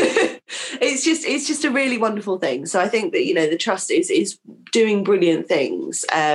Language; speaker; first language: English; native; English